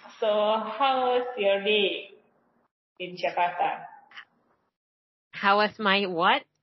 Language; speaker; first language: English; non-native, learner; Indonesian